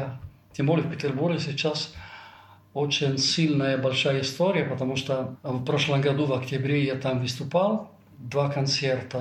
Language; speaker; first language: Russian; non-native, fluent; Italian